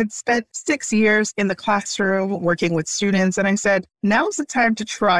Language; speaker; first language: English; early bilingual, other home language; Haitian Creole